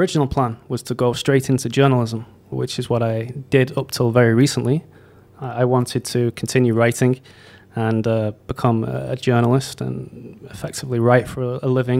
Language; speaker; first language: English; native; English